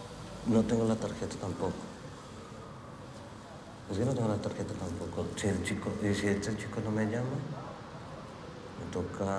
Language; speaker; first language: Spanish; native; Spanish